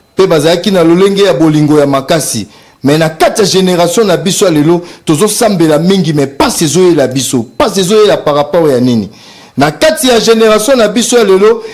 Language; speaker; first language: Lingala; native; Lingala